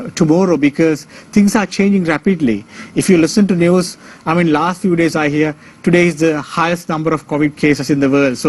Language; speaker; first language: English; non-native, local second language; Sinhala